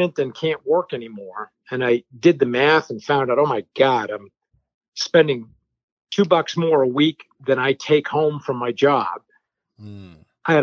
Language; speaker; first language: English; early bilingual, other home language; French